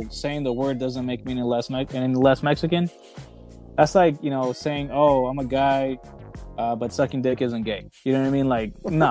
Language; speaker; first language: English; early bilingual, other home language; Spanish